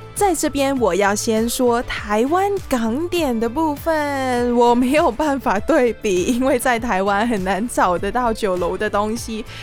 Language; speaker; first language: Chinese; non-native, fluent; Cantonese